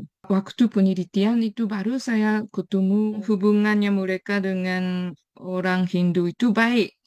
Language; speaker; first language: Indonesian; non-native, fluent; Japanese